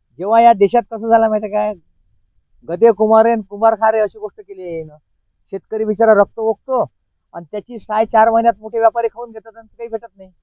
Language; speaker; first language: Marathi; native; Marathi